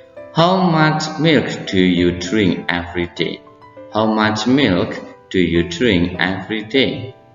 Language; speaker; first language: English; non-native, fluent; Indonesian